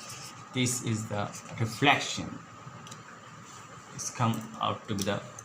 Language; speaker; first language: English; non-native, local second language; Hindi